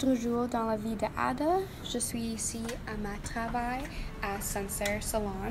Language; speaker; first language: French; non-native, learner; English